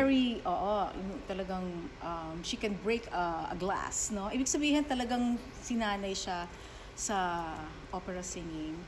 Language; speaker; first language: Filipino; native; Filipino